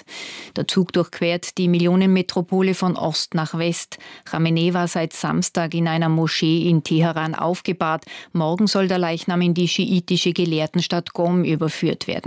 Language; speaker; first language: German; native; German